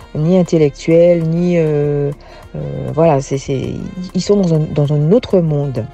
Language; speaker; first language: French; native; French